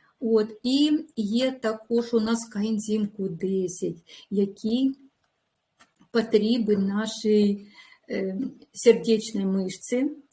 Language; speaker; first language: Ukrainian; non-native, local second language; Russian